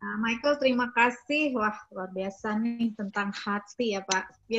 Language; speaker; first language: Indonesian; native; Indonesian